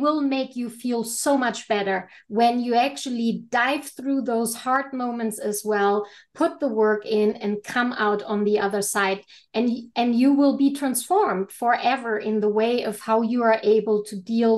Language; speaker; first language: English; non-native, fluent; German